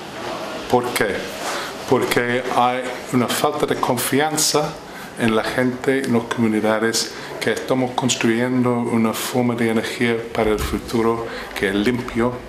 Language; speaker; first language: Spanish; non-native, fluent; English